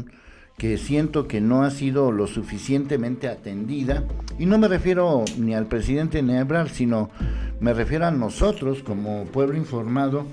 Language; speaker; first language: Spanish; native; Spanish